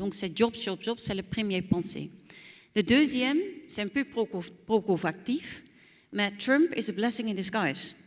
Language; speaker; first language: French; non-native, fluent; Dutch